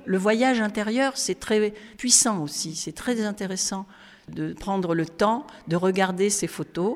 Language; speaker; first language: French; native; French